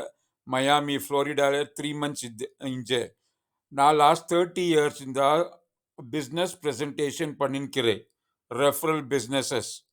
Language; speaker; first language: Tamil; non-native, learner; Kannada